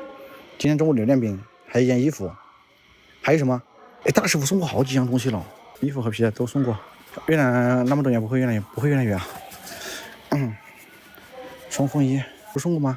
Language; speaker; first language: Chinese; native; Chinese